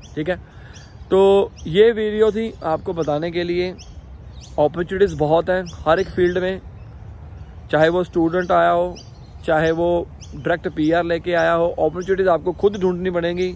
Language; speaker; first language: Hindi; native; Hindi